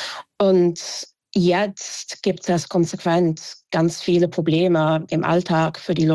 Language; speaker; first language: German; non-native, fluent; English